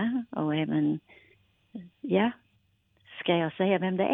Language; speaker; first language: Swedish; non-native, fluent; English